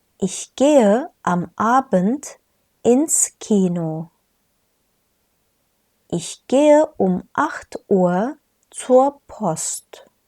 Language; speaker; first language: German; non-native, fluent; Turkish